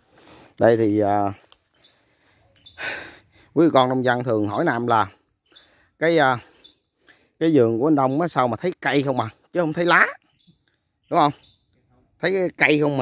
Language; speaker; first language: Vietnamese; native; Vietnamese